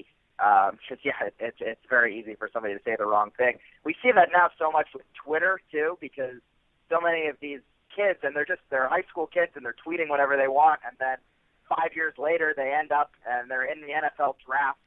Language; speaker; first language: English; native; English